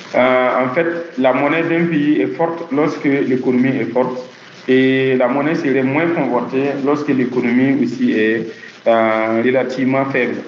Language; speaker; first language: French; non-native, local second language; Mossi